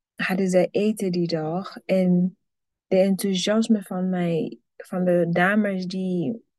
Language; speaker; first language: Dutch; non-native, fluent; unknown